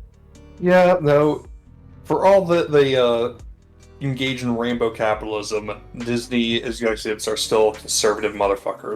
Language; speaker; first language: English; native; English